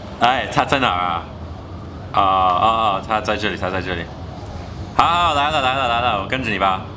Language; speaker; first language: Chinese; non-native, fluent; English